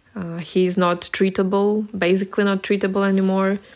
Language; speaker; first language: English; non-native, fluent; Ukrainian